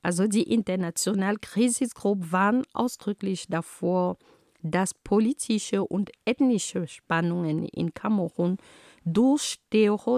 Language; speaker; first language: German; non-native, fluent; Ghomala